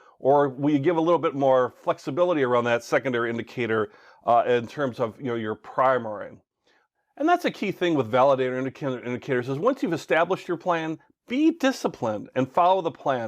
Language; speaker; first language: English; native; English